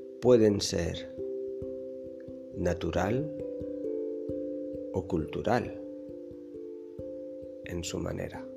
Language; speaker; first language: Spanish; non-native, fluent; French